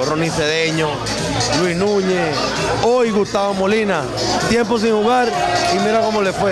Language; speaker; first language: Spanish; native; Spanish